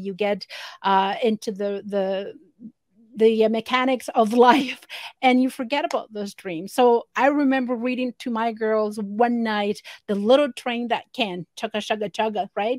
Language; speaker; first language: English; non-native, fluent; Spanish